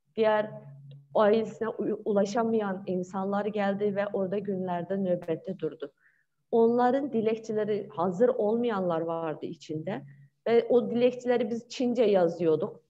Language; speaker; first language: Turkish; non-native, fluent; Chinese